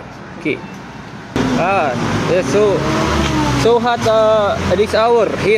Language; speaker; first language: English; non-native, local second language; Cebuano